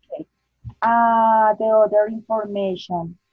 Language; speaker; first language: English; non-native, learner; Spanish